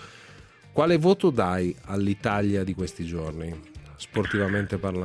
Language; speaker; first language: Italian; native; Italian